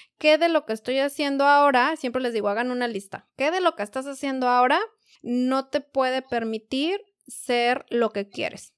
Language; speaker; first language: Spanish; native; Spanish